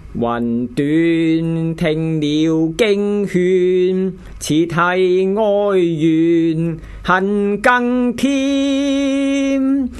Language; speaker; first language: Chinese; non-native, local second language; Cantonese